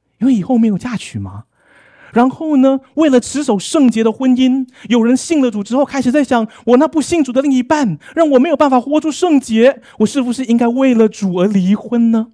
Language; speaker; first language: Chinese; native; Chinese